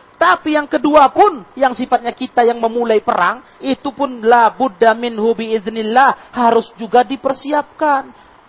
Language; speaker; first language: Indonesian; native; Indonesian